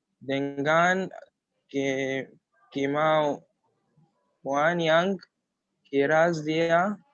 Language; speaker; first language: Indonesian; non-native, learner; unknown